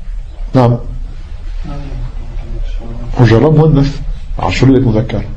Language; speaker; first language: Arabic; non-native, fluent; French